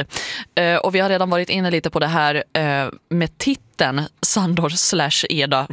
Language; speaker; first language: Swedish; native; Swedish